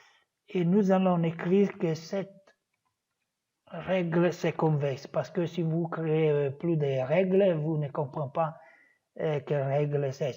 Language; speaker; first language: French; non-native, fluent; Italian